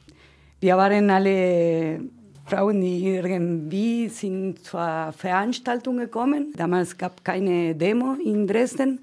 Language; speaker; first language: German; non-native, fluent; Spanish